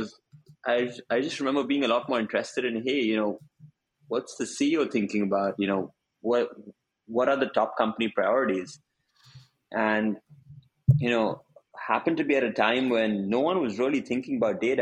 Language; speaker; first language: English; non-native, local second language; Hindi